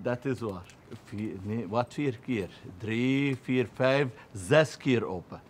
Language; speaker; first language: Dutch; non-native, learner; Arabic